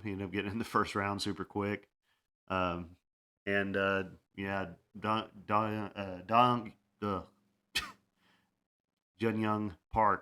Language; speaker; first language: English; native; English